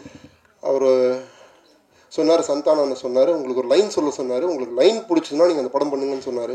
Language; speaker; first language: Tamil; native; Tamil